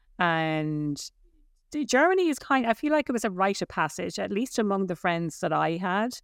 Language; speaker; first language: English; native; English